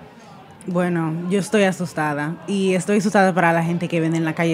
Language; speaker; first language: Spanish; early bilingual, heritage; Spanish